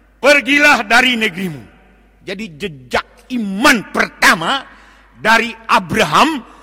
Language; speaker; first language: Indonesian; non-native, local second language; Batak Toba